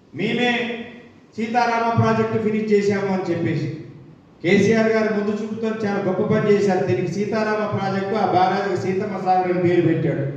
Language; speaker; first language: Telugu; native; Telugu